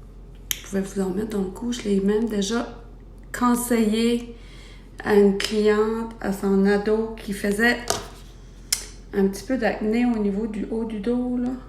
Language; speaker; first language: French; native; French